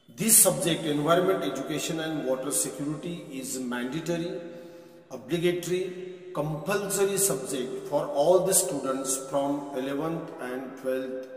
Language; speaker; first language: English; non-native, local second language; Marathi